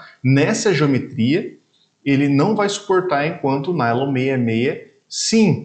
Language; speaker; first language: Portuguese; native; Portuguese